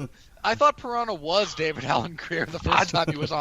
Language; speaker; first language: English; native; English